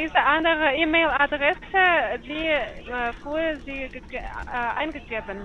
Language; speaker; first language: German; non-native, learner; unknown